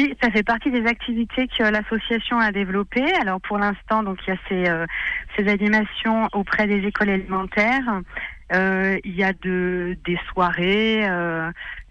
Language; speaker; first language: French; native; French